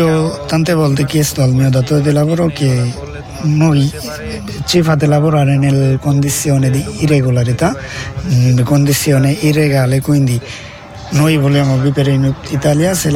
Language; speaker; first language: Italian; non-native, learner; Bangla